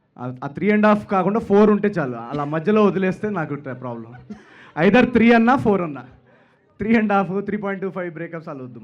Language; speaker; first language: Telugu; native; Telugu